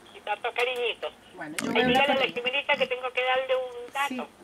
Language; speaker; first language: Spanish; native; Spanish